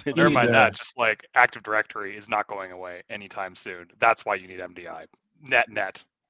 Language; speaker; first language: English; native; English